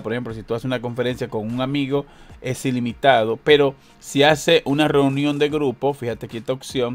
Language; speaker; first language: Spanish; native; Spanish